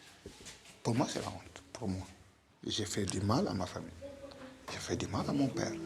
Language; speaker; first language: French; non-native, local second language; Fula